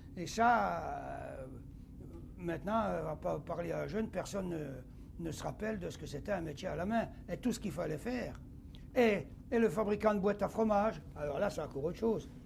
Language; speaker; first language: French; native; French